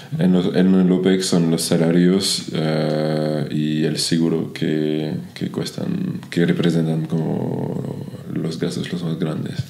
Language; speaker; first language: Spanish; non-native, fluent; French